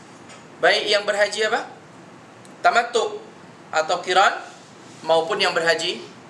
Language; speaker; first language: Indonesian; native; Indonesian